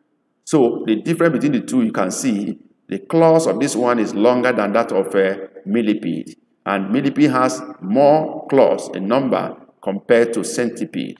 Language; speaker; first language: English; non-native, local second language; Igbo